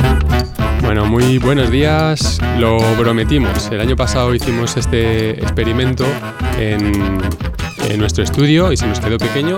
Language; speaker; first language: Spanish; native; Spanish